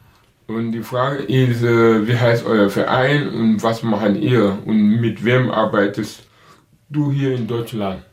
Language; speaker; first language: German; non-native, learner; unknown